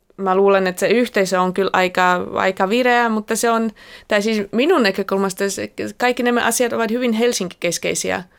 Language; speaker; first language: Finnish; non-native, fluent; Slovak